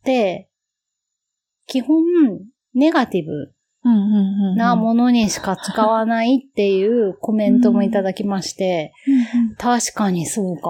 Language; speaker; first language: Japanese; native; Japanese